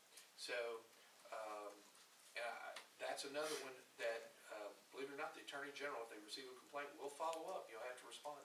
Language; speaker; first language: English; native; English